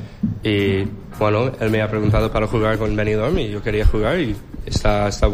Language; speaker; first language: Spanish; non-native, fluent; English